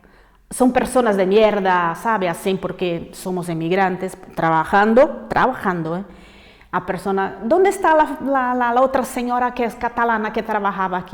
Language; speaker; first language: Spanish; non-native, fluent; Portuguese